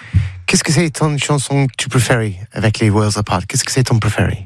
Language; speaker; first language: French; non-native, learner; English